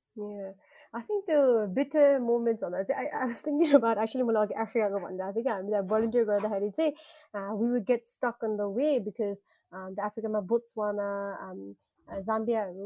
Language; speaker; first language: English; early bilingual, other home language; Nepali